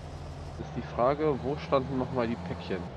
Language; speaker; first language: German; native; German